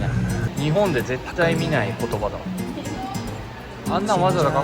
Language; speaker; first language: Japanese; native; Japanese